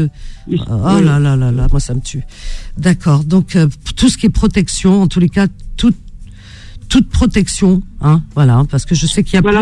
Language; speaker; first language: French; native; French